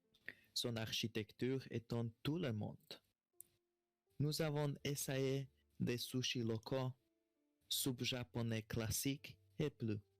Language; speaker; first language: French; non-native, learner; Slovak